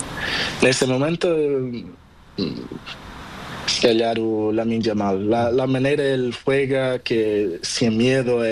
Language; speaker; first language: Spanish; non-native, learner; Portuguese